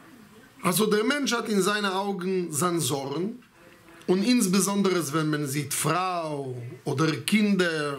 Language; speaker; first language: German; non-native, fluent; Hebrew